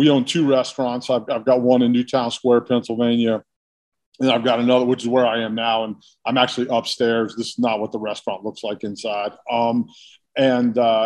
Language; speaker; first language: English; native; English